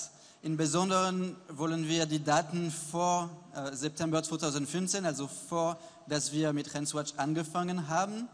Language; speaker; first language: German; non-native, fluent; French